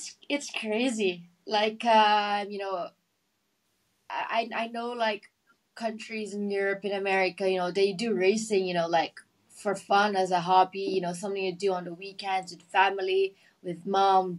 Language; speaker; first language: English; non-native, local second language; Filipino